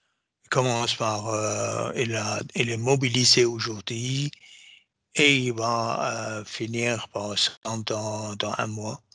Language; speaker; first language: French; non-native, fluent; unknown